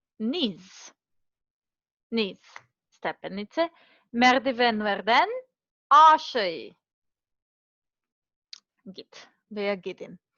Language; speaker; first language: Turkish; non-native, learner; Serbian